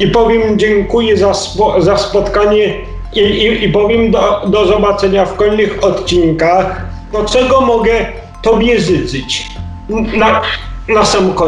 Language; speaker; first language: Polish; native; Polish